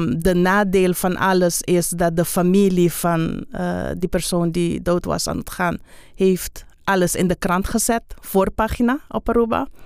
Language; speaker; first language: Dutch; non-native, local second language; Papiamento